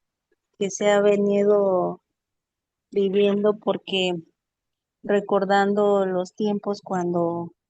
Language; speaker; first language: Spanish; native; Spanish